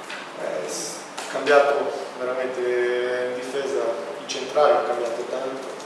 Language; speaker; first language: Italian; non-native, fluent; Portuguese